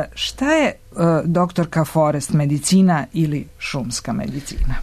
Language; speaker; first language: Serbian; native; Serbian